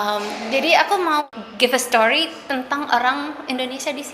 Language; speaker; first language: Indonesian; early bilingual, heritage; Indonesian